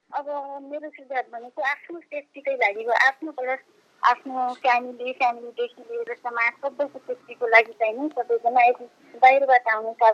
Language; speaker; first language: Nepali; native; Nepali